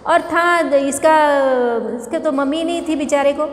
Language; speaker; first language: Hindi; non-native, local second language; Marathi